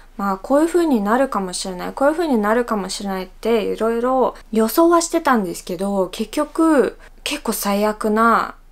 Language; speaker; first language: Japanese; non-native, fluent; Russian